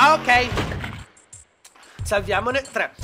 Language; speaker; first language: Italian; native; Italian